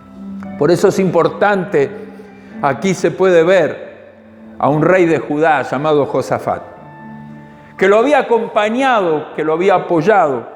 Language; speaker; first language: Spanish; native; Spanish